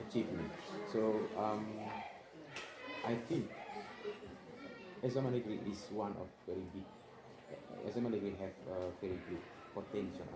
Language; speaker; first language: English; non-native, learner; Indonesian